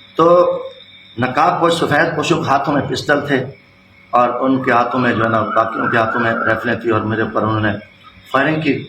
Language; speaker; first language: Urdu; non-native, local second language; Saraiki